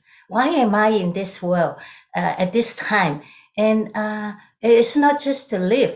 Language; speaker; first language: English; non-native, local second language; Cantonese